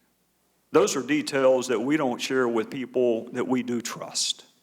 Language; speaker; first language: English; native; English